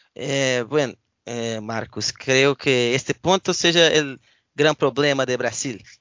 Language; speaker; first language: Spanish; non-native, learner; Portuguese